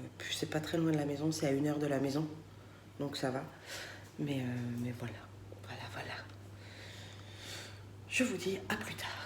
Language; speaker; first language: French; native; French